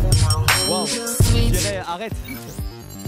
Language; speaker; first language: French; native; French